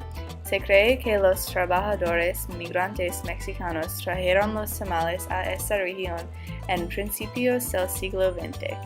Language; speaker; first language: Spanish; non-native, learner; English